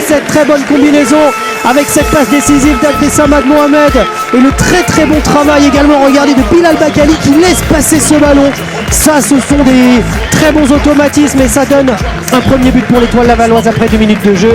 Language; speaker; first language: French; native; French